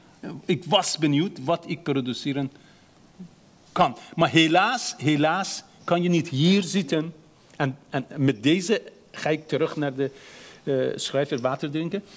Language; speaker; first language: Dutch; non-native, fluent; Persian